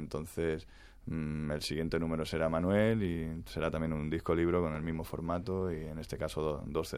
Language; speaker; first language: Spanish; native; Spanish